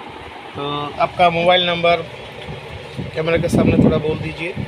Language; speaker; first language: Hindi; non-native, local second language; Bangla